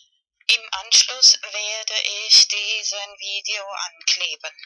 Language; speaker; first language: German; non-native, fluent; Spanish